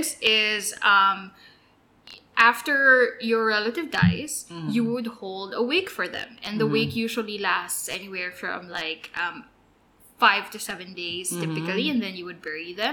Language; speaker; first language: English; non-native, local second language; Filipino